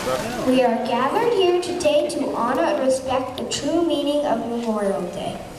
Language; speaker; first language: English; native; English